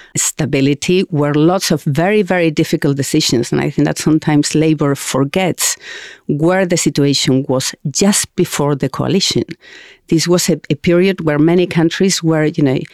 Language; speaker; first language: English; non-native, fluent; Spanish